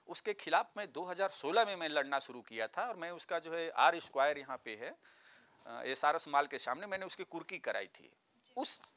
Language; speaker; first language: Hindi; native; Hindi